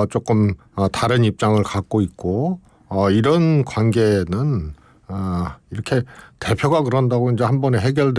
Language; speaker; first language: Korean; native; Korean